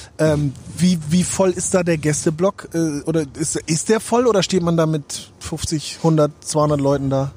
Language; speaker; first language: German; native; German